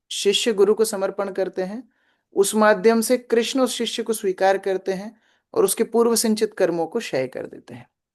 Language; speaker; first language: Hindi; native; Hindi